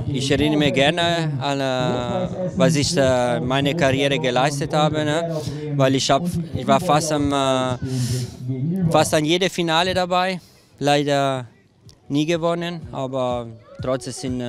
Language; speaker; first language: German; non-native, local second language; Italian